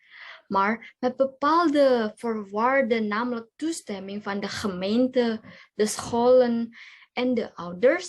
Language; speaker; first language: Dutch; non-native, learner; Indonesian